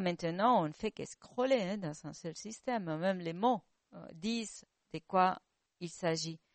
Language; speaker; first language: French; non-native, fluent; Spanish